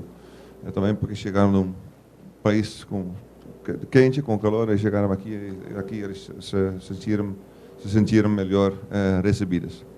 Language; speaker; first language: Portuguese; non-native, fluent; Dutch